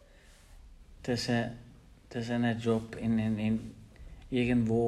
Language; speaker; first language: German; non-native, learner; Albanian